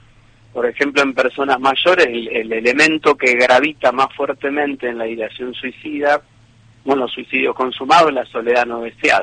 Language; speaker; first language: Spanish; native; Spanish